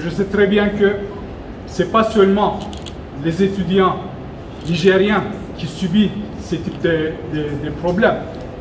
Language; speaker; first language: French; non-native, local second language; Turkish